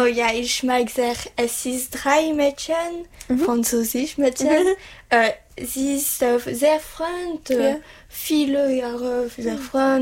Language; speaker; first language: German; non-native, learner; French